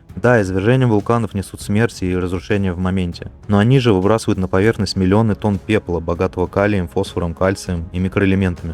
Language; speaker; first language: Russian; native; Russian